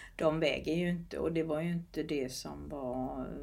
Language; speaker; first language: Swedish; native; Swedish